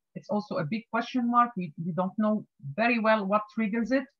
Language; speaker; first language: English; non-native, fluent; Arabic